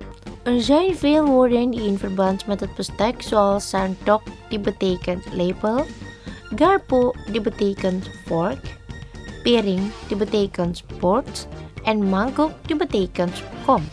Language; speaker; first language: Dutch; non-native, learner; Indonesian